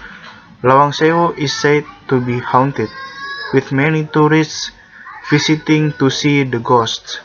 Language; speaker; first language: English; non-native, learner; Indonesian